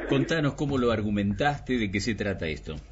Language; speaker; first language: Spanish; native; Spanish